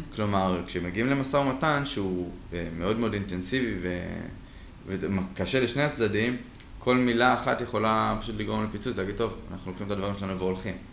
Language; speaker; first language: Hebrew; native; Hebrew